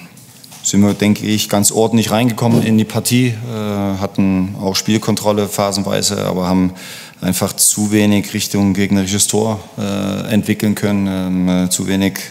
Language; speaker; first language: German; native; German